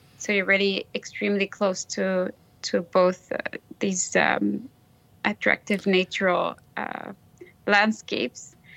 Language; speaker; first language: English; non-native, fluent; French